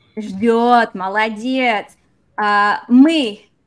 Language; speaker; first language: Russian; non-native, fluent; English